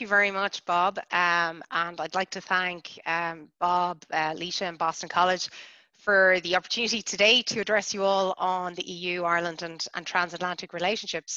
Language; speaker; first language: English; native; English